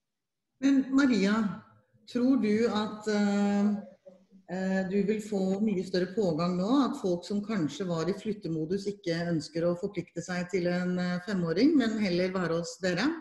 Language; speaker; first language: Norwegian; native; Norwegian